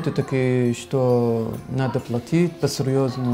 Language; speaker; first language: Russian; non-native, learner; Arabic